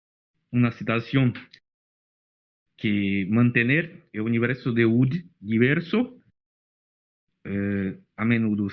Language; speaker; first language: Spanish; non-native, fluent; Portuguese